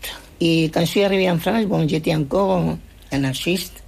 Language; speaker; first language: French; non-native, fluent; Spanish